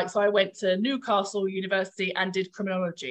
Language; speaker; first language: English; native; English